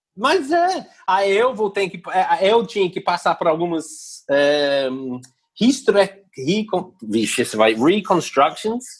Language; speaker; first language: Portuguese; non-native, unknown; English